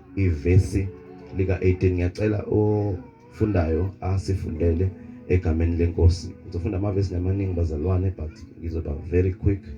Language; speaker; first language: Zulu; non-native, local second language; Xhosa